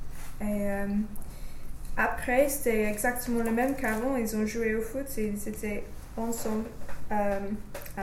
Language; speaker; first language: French; non-native, learner; English